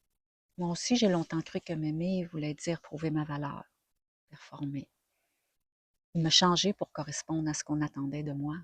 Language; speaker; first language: French; native; French